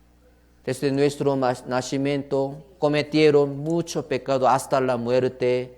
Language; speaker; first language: Spanish; non-native, learner; Korean